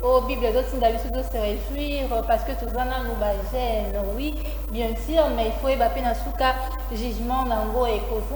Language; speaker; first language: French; non-native, local second language; Lingala